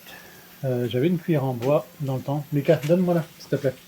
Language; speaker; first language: French; native; French